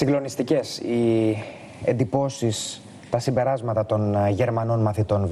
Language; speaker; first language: Greek; native; Greek